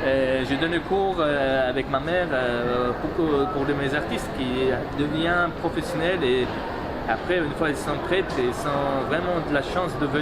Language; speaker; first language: French; non-native, fluent; Mongolian